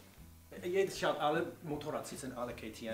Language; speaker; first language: German; non-native, learner; English